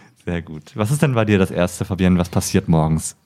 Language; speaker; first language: German; native; German